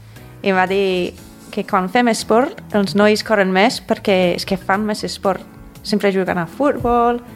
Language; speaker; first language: Catalan; non-native, fluent; English